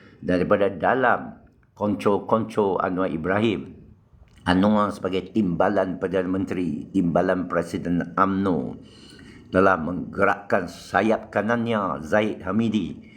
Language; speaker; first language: Malay; non-native, local second language; Chinese